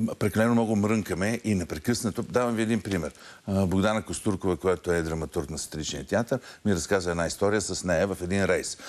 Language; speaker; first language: Bulgarian; native; Bulgarian